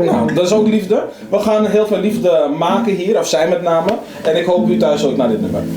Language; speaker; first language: Dutch; native; Dutch